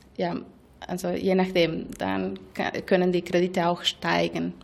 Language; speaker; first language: German; non-native, fluent; Spanish